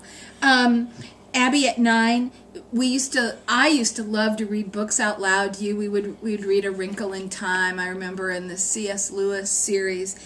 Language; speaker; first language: English; native; English